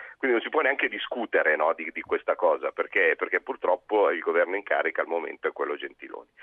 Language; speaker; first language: Italian; native; Italian